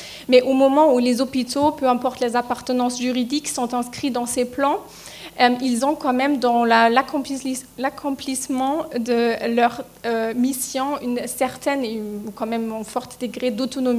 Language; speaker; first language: French; non-native, fluent; German